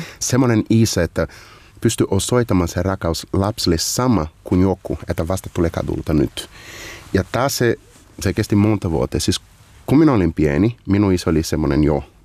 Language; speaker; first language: Finnish; non-native, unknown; Portuguese